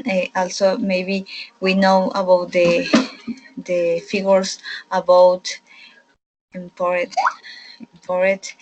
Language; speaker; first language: English; non-native, learner; Spanish